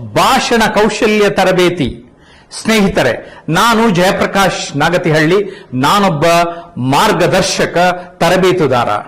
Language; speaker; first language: Kannada; native; Kannada